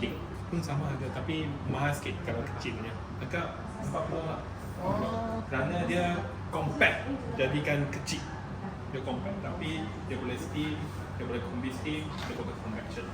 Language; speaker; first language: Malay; non-native, local second language; Chinese